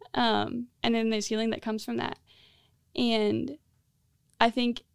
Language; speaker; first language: English; native; English